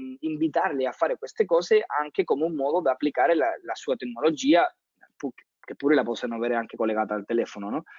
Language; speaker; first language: Italian; non-native, fluent; Spanish